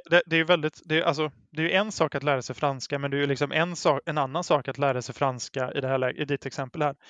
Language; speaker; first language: Swedish; native; Swedish